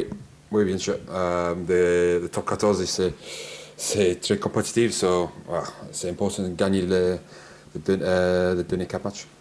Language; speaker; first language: French; non-native, learner; English